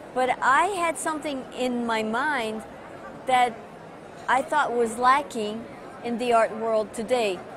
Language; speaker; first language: English; non-native, fluent; Portuguese